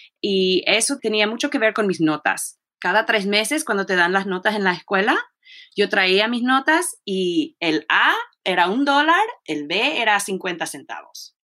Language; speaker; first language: Spanish; early bilingual, heritage; Spanish